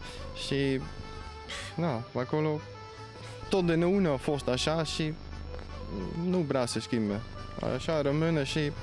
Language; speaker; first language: Romanian; non-native, learner; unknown